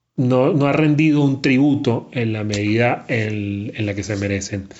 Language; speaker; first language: Spanish; native; Spanish